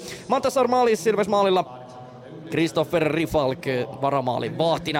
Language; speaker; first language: Finnish; native; Finnish